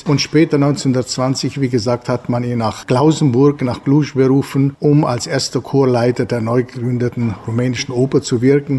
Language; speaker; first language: German; native; German